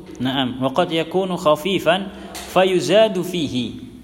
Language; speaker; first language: Arabic; non-native, fluent; Indonesian